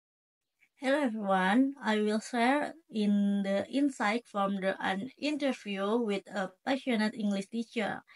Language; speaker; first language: English; non-native, learner; Indonesian